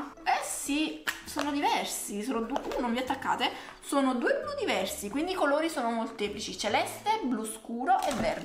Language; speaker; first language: Italian; native; Italian